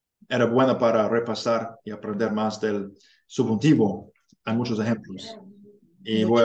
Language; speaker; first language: Spanish; non-native, learner; English